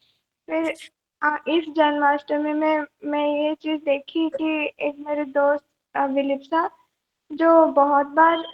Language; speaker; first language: Hindi; non-native, local second language; Odia